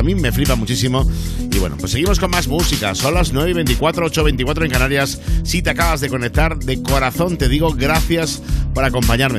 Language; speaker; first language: Spanish; native; Spanish